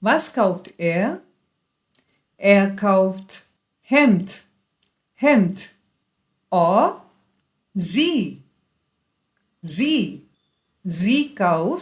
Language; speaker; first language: German; non-native, fluent; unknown